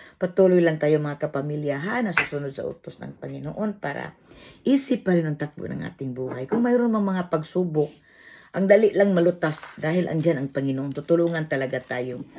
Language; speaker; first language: Filipino; non-native, local second language; Cebuano